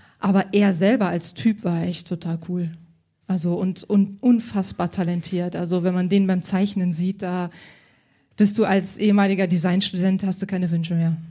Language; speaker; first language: German; native; German